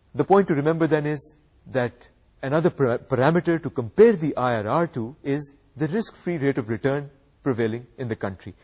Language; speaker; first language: English; non-native, local second language; Urdu